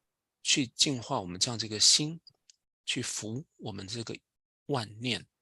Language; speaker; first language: Chinese; native; Chinese